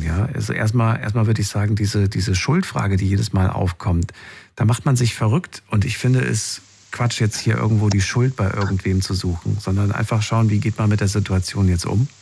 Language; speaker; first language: German; native; German